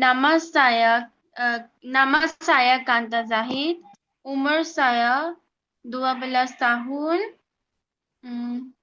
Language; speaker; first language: Indonesian; non-native, learner; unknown